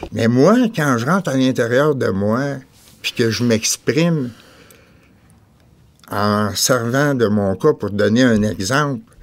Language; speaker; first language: French; native; French